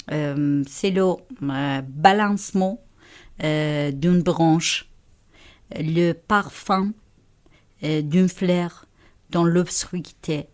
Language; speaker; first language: French; non-native, fluent; Persian